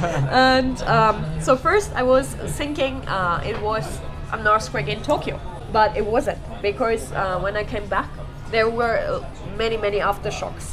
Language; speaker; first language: English; non-native, fluent; German